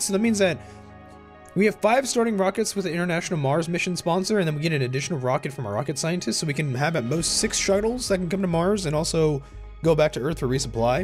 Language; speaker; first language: English; native; English